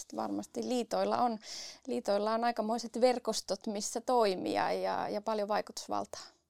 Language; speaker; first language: Finnish; early bilingual, other home language; Spanish